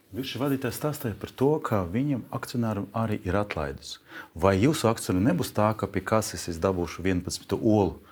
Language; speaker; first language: Latvian; non-native, local second language; Russian